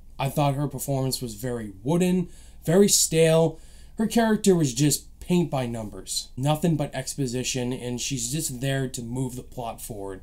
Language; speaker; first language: English; native; English